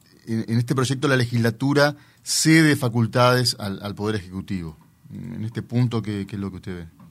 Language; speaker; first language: Spanish; native; Spanish